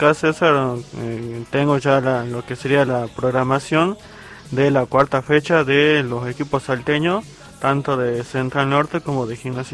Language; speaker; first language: Spanish; native; Spanish